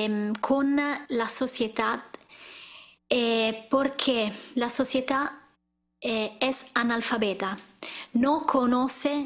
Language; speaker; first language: Spanish; non-native, learner; Italian